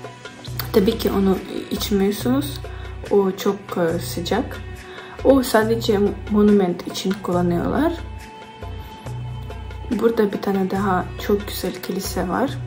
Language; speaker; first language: Turkish; non-native, learner; Ukrainian